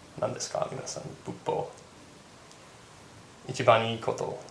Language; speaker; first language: Japanese; non-native, fluent; English